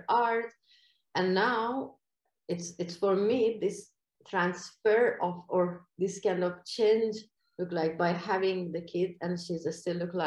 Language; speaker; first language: English; non-native, fluent; Persian